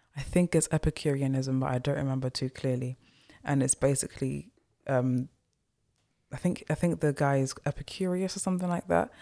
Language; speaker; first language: English; native; English